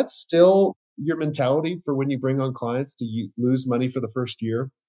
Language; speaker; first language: English; native; English